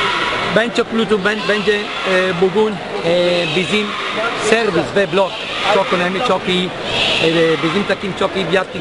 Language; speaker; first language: Turkish; non-native, learner; Italian